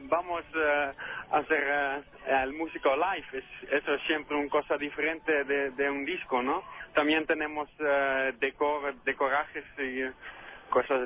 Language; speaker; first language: Spanish; non-native, learner; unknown